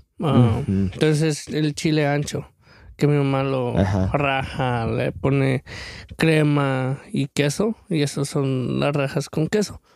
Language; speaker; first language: Spanish; early bilingual, other home language; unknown